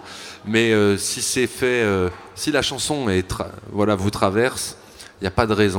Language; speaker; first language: French; native; French